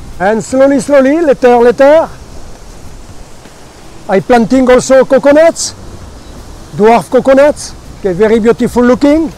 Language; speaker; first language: English; non-native, learner; French